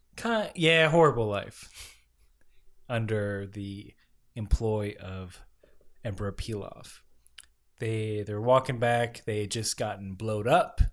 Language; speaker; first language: English; native; English